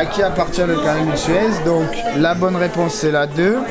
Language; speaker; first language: French; native; French